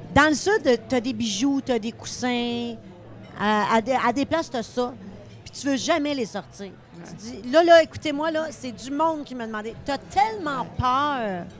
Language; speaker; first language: French; native; French